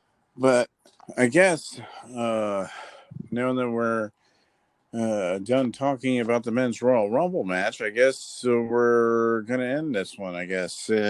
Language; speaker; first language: English; native; English